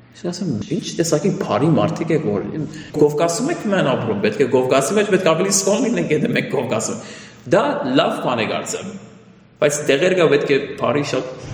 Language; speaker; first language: Armenian; early bilingual, heritage; Armenian